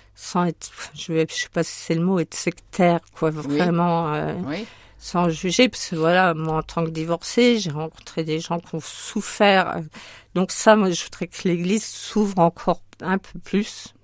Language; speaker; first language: French; native; French